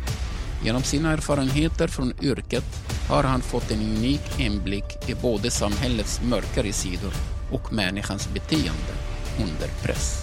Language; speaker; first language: Swedish; non-native, fluent; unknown